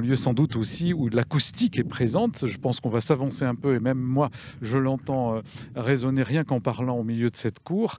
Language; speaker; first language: French; native; French